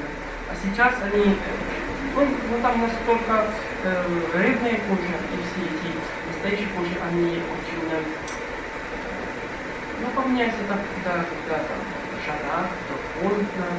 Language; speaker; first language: Russian; non-native, fluent; Arabic